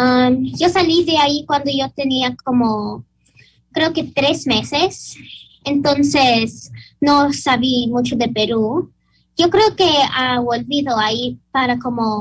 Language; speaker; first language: Spanish; early bilingual, heritage; Spanish